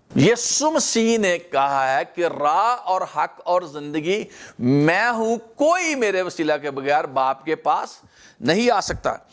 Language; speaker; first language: Urdu; native; Urdu